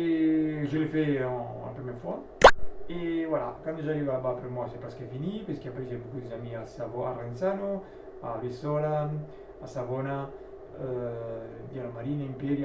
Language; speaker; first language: French; non-native, learner; Italian